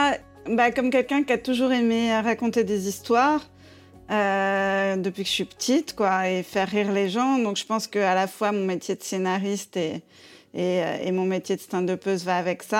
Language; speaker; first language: French; native; French